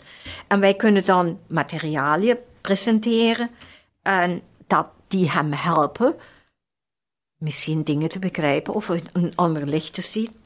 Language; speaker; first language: Dutch; non-native, fluent; German